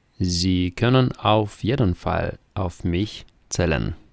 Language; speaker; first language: German; non-native, fluent; Ukrainian